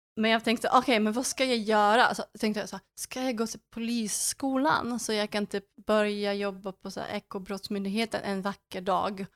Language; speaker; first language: Swedish; non-native, fluent; Polish